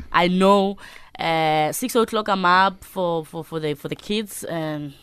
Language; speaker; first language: English; non-native, local second language; Southern Sotho